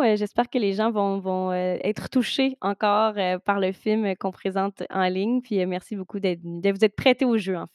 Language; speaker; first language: French; native; French